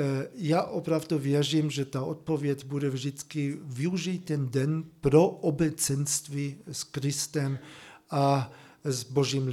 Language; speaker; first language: Czech; non-native, fluent; German